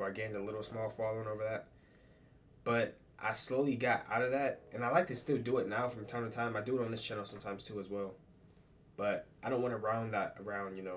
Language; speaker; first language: English; native; English